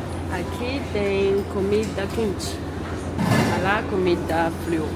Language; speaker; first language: Portuguese; non-native, learner; Chinese